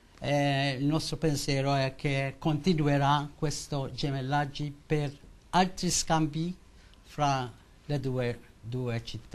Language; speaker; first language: Italian; non-native, learner; Maltese